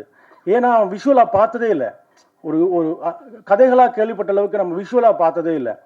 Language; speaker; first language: Tamil; native; Tamil